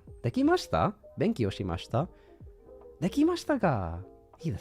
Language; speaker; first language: Japanese; non-native, learner; English